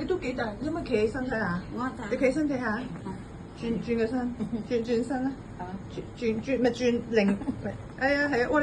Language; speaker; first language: Cantonese; native; Cantonese